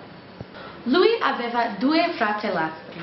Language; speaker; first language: Italian; non-native, learner; English